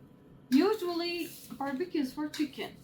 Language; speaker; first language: English; non-native, learner; Arabic